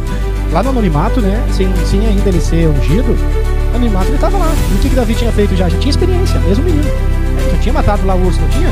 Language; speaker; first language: Portuguese; native; Portuguese